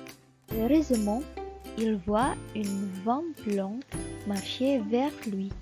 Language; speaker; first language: French; non-native, learner; Indonesian